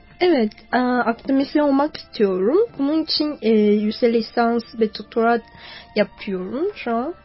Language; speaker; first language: Turkish; non-native, fluent; Chinese